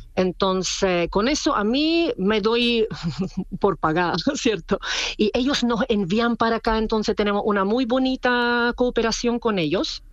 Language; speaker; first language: Spanish; non-native, fluent; Czech